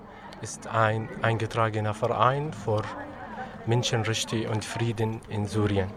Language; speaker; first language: German; non-native, fluent; Arabic